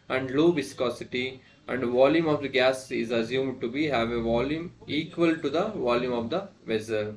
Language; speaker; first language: English; non-native, local second language; Kannada